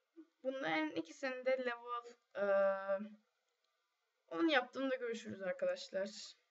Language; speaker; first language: Turkish; native; Turkish